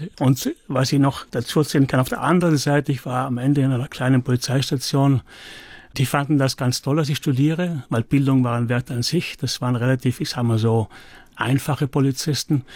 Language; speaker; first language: German; native; German